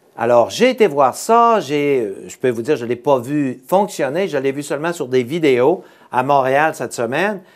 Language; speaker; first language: French; native; French